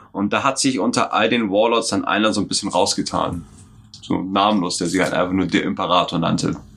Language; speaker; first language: German; native; German